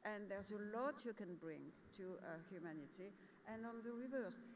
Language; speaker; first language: English; non-native, fluent; French